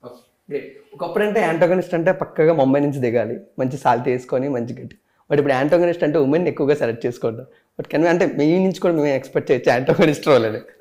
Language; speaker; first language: Telugu; native; Telugu